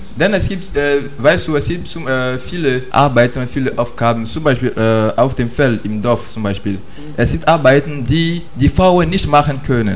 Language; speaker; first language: German; non-native, learner; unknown